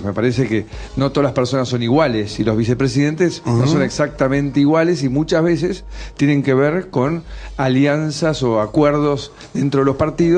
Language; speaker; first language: Spanish; native; Spanish